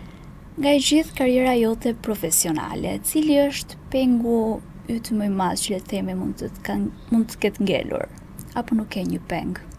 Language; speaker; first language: Albanian; native; Albanian